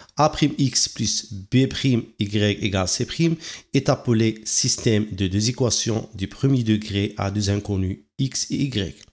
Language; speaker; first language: French; non-native, local second language; Arabic